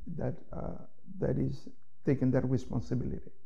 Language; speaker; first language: English; non-native, fluent; Haitian Creole